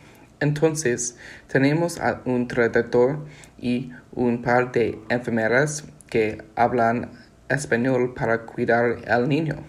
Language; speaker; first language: Spanish; non-native, learner; English